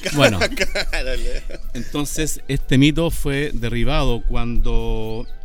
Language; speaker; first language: Spanish; native; Spanish